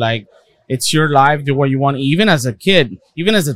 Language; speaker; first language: English; early bilingual, other home language; Spanish